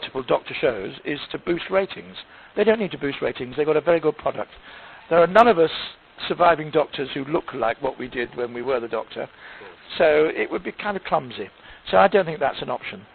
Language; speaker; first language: English; native; English